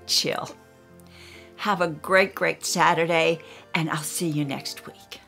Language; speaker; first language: English; native; English